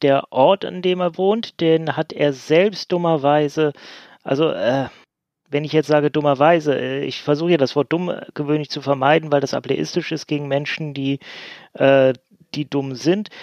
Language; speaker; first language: German; native; German